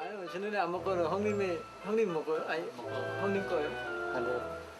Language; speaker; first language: Korean; non-native, learner; Khmer